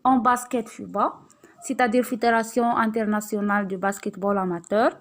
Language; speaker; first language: French; non-native, local second language; Arabic